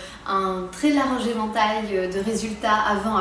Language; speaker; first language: French; native; French